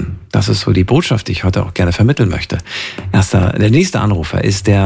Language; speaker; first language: German; native; German